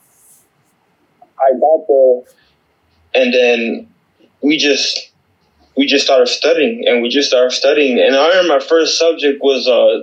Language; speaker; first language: English; native; English